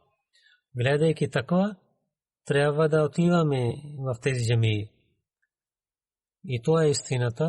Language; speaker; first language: Bulgarian; non-native, learner; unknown